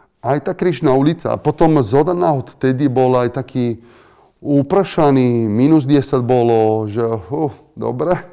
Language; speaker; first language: Slovak; non-native, fluent; Italian